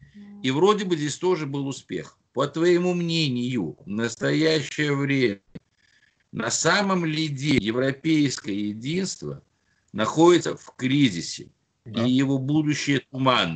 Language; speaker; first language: Russian; native; Russian